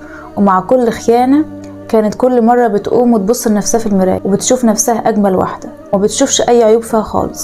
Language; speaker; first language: Arabic; native; Arabic